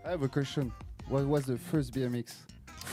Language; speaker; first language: English; non-native, learner; French